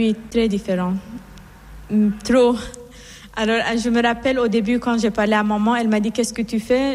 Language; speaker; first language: French; non-native, fluent; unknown